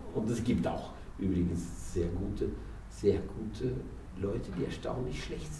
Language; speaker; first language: German; non-native, fluent; Norwegian